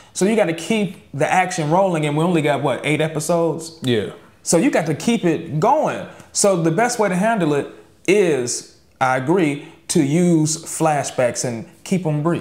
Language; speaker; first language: English; native; English